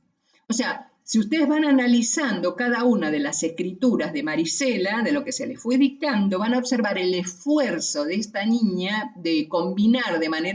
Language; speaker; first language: Spanish; native; Spanish